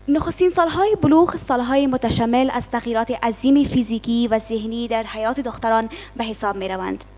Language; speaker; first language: Persian; non-native, local second language; Pashto